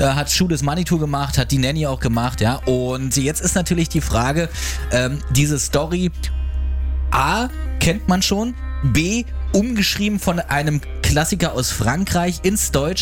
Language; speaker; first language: German; native; German